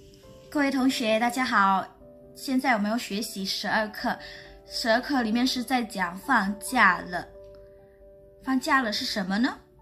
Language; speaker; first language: Chinese; non-native, fluent; Indonesian